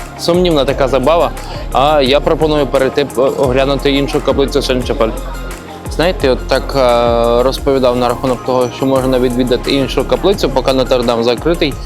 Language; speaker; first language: Ukrainian; native; Ukrainian